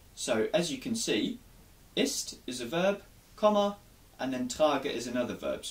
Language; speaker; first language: English; native; English